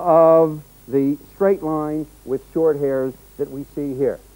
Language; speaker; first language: English; native; English